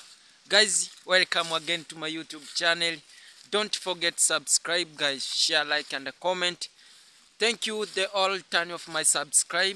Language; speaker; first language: English; non-native, learner; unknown